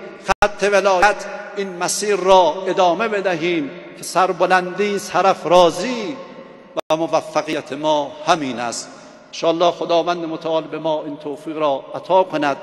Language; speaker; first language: Persian; native; Persian